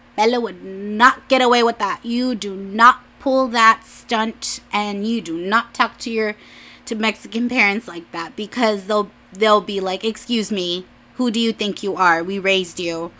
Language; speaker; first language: English; early bilingual, other home language; Spanish